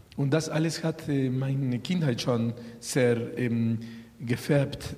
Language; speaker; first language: German; non-native, fluent; Spanish